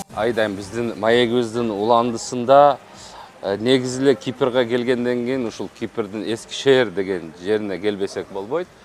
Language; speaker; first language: Kyrgyz; native; Kyrgyz